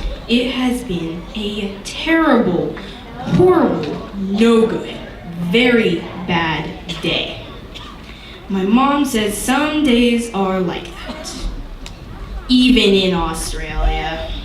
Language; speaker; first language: English; native; English